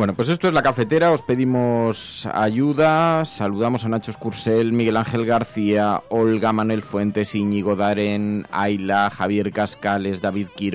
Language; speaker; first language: Spanish; native; Spanish